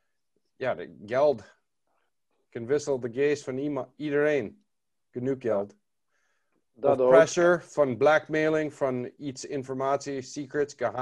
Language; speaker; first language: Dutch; non-native, learner; English